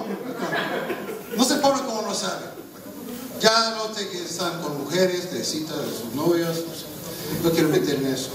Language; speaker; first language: Spanish; non-native, fluent; English